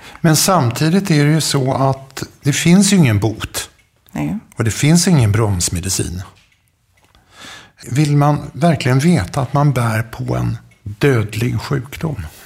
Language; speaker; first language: Swedish; native; Swedish